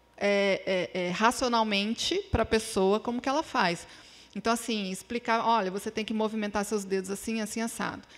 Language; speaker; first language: Portuguese; native; Portuguese